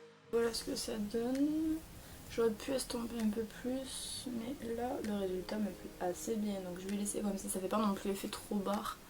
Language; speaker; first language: French; native; French